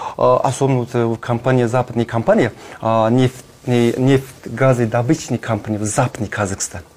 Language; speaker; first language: Russian; non-native, learner; Kazakh